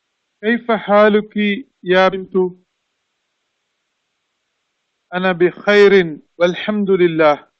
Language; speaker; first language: Arabic; non-native, learner; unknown